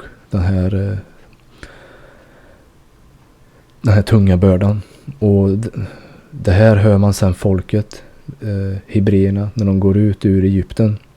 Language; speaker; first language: Swedish; native; Swedish